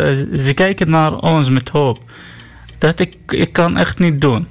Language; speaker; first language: Dutch; non-native, learner; Arabic